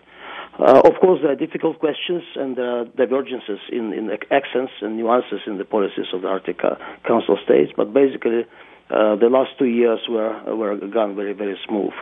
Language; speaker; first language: English; non-native, fluent; Russian